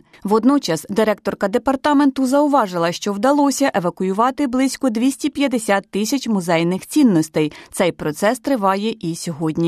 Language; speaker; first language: Ukrainian; native; Ukrainian